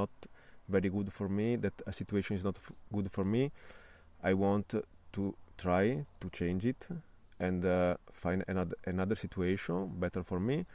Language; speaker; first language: English; non-native, fluent; Italian